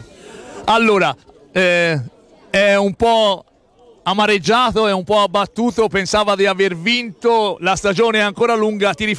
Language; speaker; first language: Italian; native; Italian